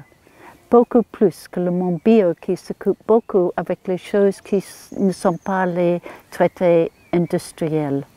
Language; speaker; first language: French; non-native, learner; English